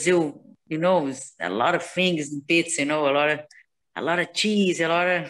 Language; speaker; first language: English; non-native, learner; Portuguese